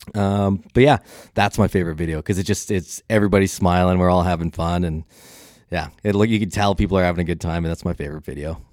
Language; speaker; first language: English; native; English